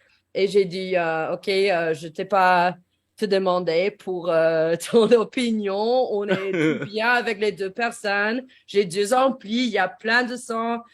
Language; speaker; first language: French; non-native, learner; English